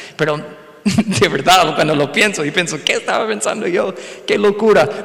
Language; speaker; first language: Spanish; non-native, fluent; English